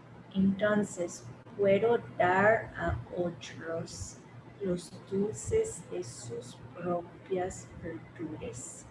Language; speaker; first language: Spanish; early bilingual, heritage; English